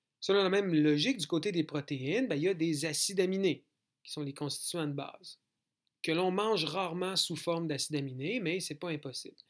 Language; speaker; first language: French; native; French